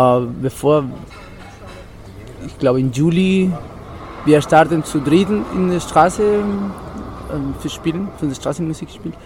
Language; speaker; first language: German; non-native, learner; Spanish